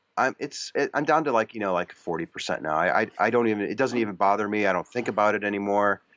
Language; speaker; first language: English; native; English